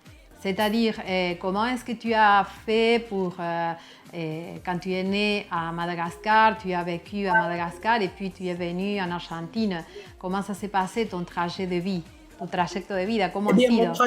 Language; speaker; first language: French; non-native, fluent; Spanish